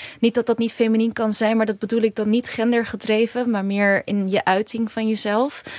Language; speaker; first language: Dutch; early bilingual, other home language; Kurdish